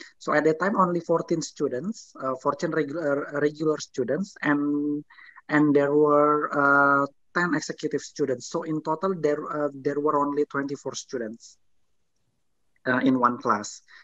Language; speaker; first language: English; non-native, fluent; Indonesian